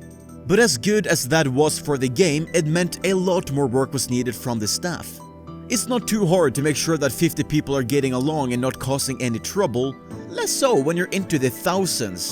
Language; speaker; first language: English; native; English